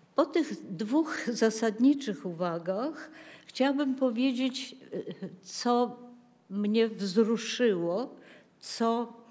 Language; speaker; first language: Polish; native; Polish